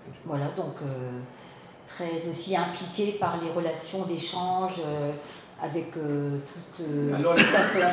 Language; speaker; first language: French; native; French